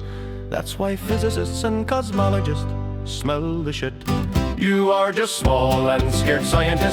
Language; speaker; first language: English; non-native, fluent; Finnish